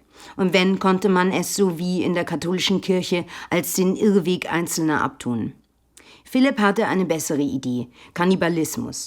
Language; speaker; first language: German; native; German